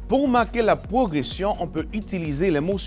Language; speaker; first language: French; non-native, fluent; Spanish